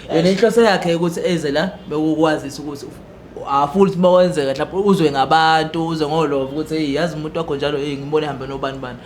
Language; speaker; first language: Zulu; native; Zulu